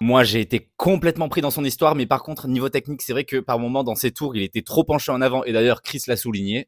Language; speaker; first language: French; native; French